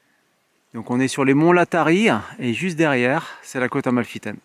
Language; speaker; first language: French; native; French